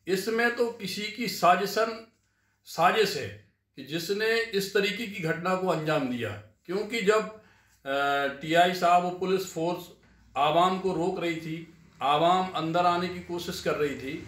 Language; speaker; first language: Hindi; native; Hindi